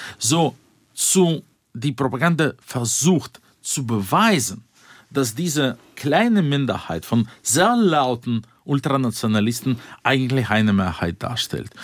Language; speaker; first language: German; non-native, fluent; Russian